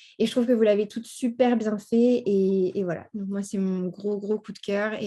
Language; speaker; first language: French; native; French